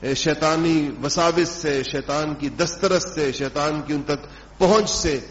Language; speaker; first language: Urdu; non-native, local second language; Pashto